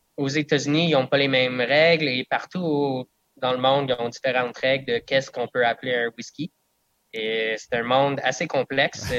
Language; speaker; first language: French; non-native, fluent; English